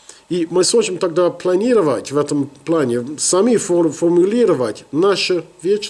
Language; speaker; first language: Russian; non-native, learner; English